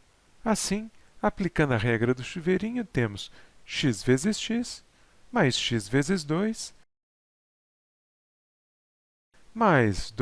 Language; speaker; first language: Portuguese; native; Portuguese